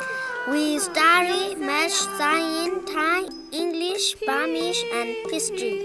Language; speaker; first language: English; non-native, learner; Burmese